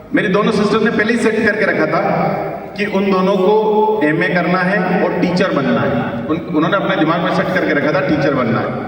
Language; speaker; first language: Hindi; native; Hindi